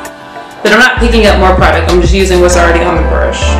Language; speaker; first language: English; native; English